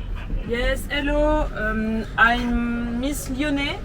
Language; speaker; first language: English; non-native, learner; French